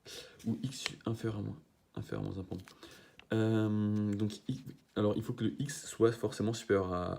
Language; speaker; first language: French; native; French